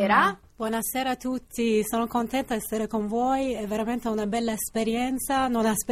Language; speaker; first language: Italian; non-native, fluent; Persian